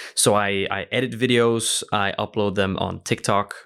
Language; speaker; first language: English; early bilingual, other home language; Norwegian